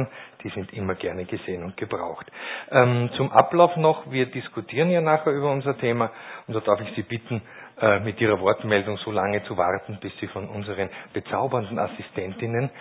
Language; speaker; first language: German; native; German